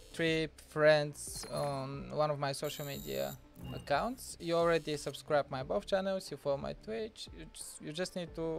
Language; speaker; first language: English; non-native, fluent; Bulgarian